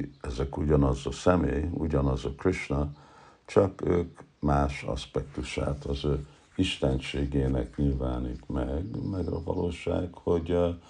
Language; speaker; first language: Hungarian; early bilingual, heritage; Hungarian